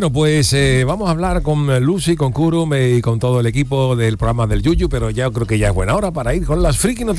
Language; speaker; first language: Spanish; native; Spanish